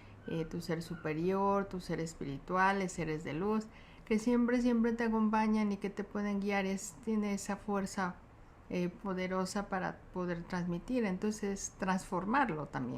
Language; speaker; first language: Spanish; native; Spanish